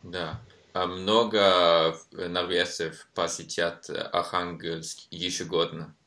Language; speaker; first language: Russian; non-native, learner; Norwegian